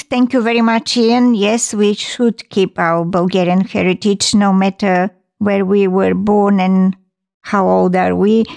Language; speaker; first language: English; non-native, fluent; Bulgarian